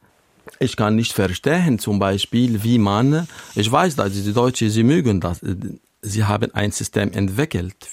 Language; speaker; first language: German; non-native, fluent; Arabic